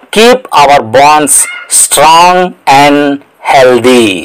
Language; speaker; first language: English; non-native, local second language; Telugu